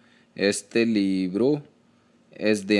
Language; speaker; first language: Spanish; non-native, learner; Hindi